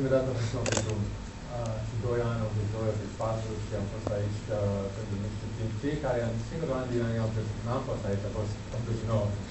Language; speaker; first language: Romanian; non-native, learner; English